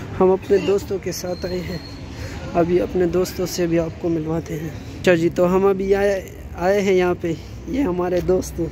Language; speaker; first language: Urdu; non-native, local second language; Pashto